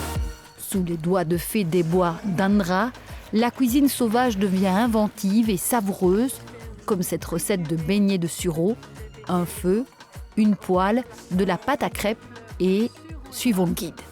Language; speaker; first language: French; native; French